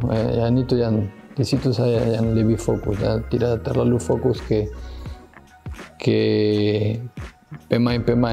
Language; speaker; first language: Indonesian; non-native, fluent; Spanish